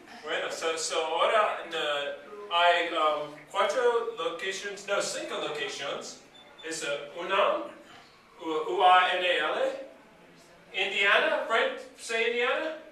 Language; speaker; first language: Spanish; non-native, learner; English